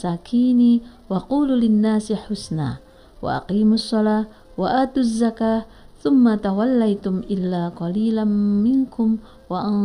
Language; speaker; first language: Indonesian; native; Indonesian